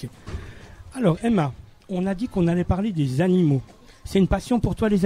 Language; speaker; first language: French; native; French